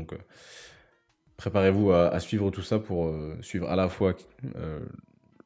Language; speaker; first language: French; native; French